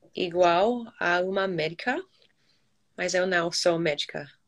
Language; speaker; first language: Portuguese; non-native, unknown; English